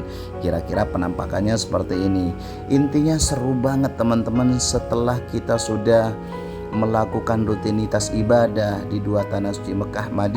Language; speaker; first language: Indonesian; native; Indonesian